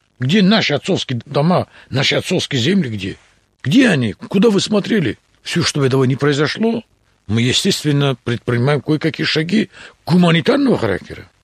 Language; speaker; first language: Russian; non-native, local second language; Talysh